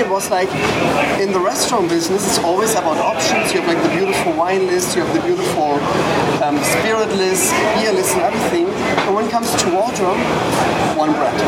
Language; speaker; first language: English; non-native, fluent; German